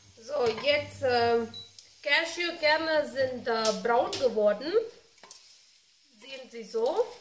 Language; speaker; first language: German; non-native, learner; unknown